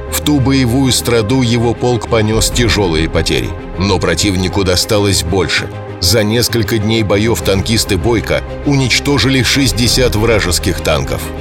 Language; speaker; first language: Russian; native; Russian